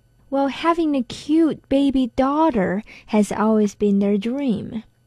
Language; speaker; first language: English; non-native, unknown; Chinese